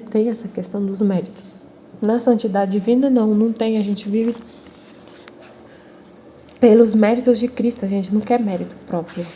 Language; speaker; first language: Portuguese; native; Portuguese